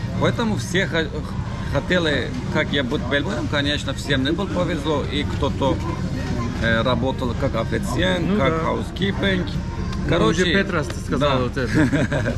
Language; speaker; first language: Russian; non-native, learner; Turkish